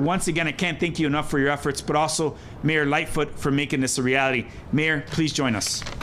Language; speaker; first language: English; early bilingual, other home language; Spanish